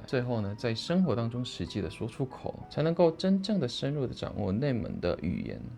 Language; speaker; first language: Chinese; non-native, fluent; Korean